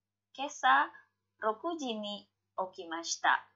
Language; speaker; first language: Japanese; non-native, fluent; Indonesian